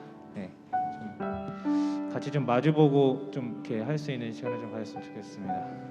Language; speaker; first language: Korean; native; Korean